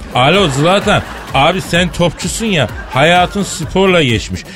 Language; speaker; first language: Turkish; native; Turkish